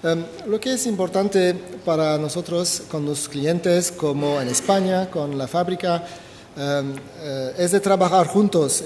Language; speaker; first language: Spanish; non-native, fluent; French